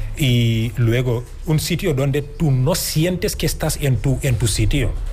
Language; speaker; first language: Spanish; non-native, fluent; Wolof